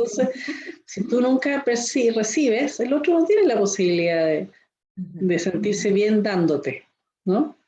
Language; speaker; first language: Spanish; native; Spanish